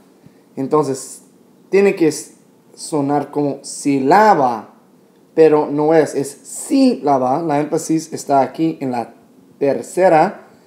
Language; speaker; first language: Spanish; non-native, fluent; English